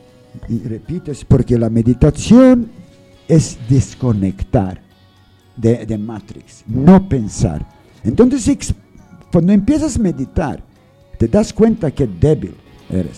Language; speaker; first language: Spanish; non-native, learner; English